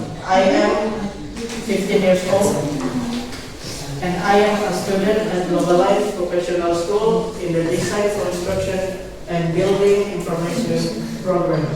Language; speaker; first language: English; non-native, learner; Indonesian